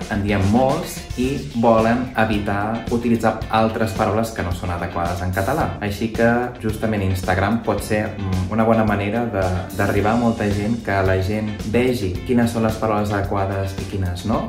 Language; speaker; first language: Catalan; native; Catalan